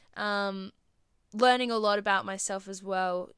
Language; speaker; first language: English; native; English